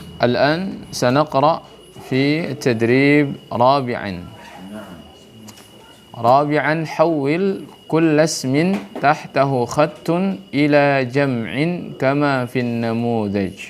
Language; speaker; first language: Arabic; non-native, fluent; Indonesian